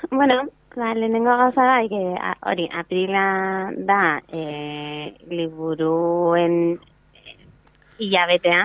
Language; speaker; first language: Basque; non-native, local second language; Spanish